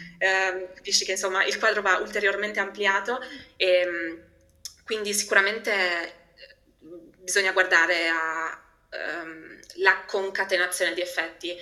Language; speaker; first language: Italian; early bilingual, other home language; Albanian